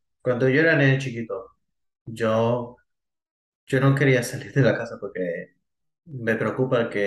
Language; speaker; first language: Spanish; early bilingual, heritage; Spanish